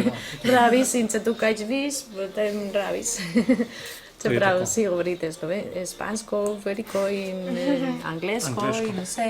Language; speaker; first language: Slovenian; non-native, fluent; Spanish